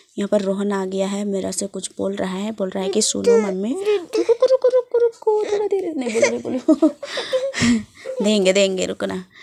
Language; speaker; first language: Hindi; native; Hindi